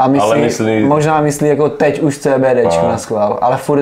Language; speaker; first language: Czech; native; Czech